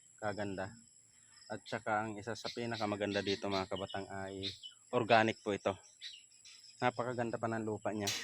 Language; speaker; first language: Filipino; native; Filipino